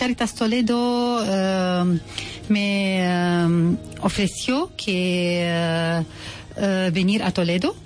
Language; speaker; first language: Spanish; non-native, learner; Arabic